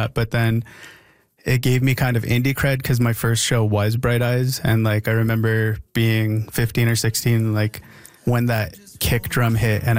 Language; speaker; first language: English; native; English